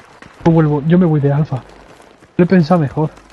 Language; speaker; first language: Spanish; native; Spanish